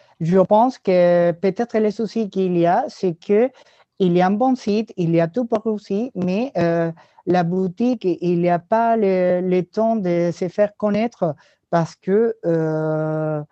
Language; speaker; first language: French; non-native, learner; Spanish